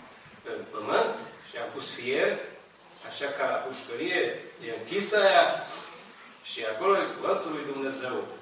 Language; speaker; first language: Romanian; non-native, learner; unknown